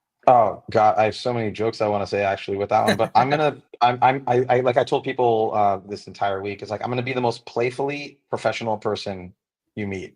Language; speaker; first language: English; native; English